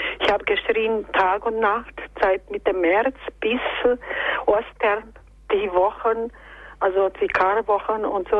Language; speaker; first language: German; non-native, learner; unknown